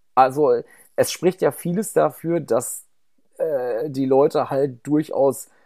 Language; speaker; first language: German; native; German